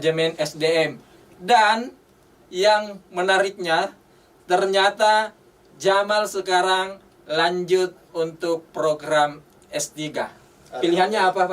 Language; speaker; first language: Indonesian; native; Indonesian